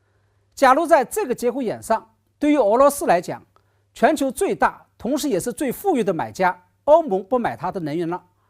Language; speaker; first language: Chinese; native; Chinese